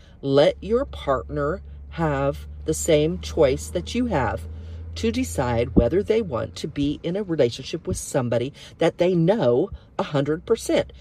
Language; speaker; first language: English; native; English